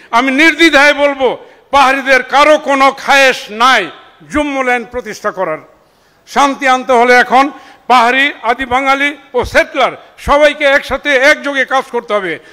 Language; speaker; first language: Bangla; non-native, local second language; Marma